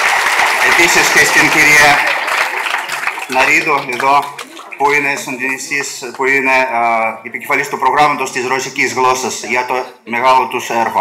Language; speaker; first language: Greek; non-native, learner; Russian